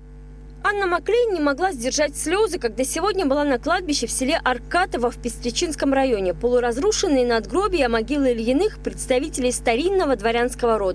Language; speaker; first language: Russian; native; Russian